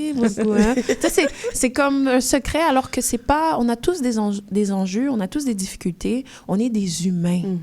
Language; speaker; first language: French; early bilingual, other home language; Haitian Creole